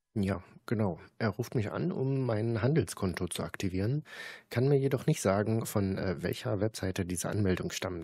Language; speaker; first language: German; native; German